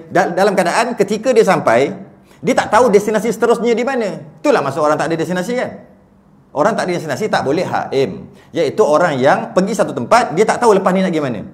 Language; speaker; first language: Malay; native; Malay